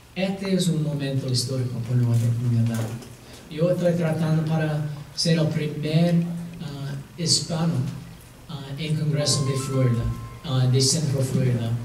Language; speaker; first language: Spanish; early bilingual, other home language; English